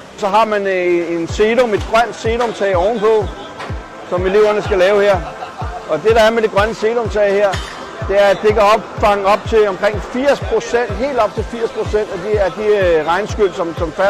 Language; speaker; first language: Danish; native; Danish